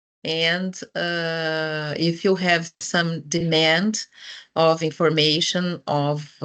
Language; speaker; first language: English; non-native, fluent; Portuguese